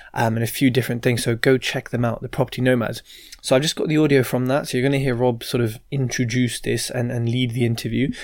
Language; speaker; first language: English; native; English